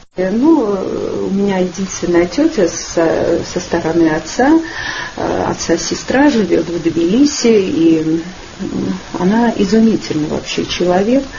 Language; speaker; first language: Russian; non-native, local second language; Ossetic